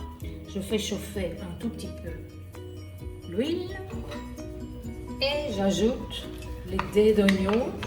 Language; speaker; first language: French; non-native, fluent; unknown